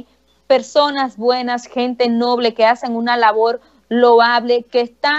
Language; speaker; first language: Spanish; native; Spanish